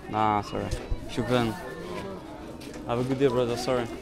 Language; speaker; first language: English; non-native, learner; French